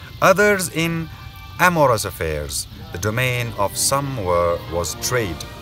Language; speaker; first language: English; non-native, local second language; Hazaragi